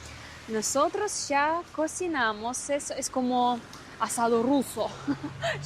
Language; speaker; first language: Spanish; non-native, learner; Russian